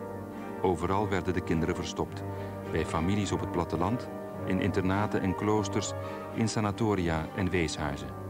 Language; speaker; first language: Dutch; native; Dutch